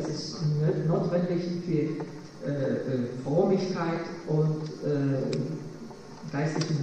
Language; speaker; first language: German; non-native, fluent; Polish